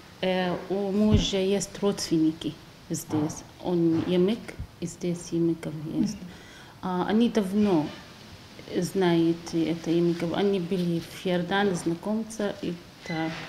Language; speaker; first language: Russian; non-native, learner; Arabic